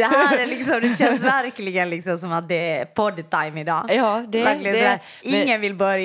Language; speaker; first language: Swedish; native; Swedish